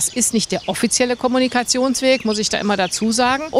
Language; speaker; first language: German; native; German